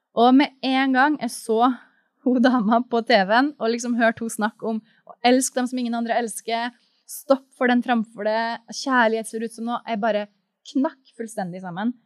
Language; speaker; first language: Norwegian; native; Norwegian